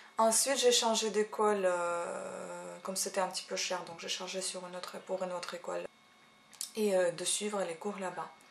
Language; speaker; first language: French; non-native, fluent; Ukrainian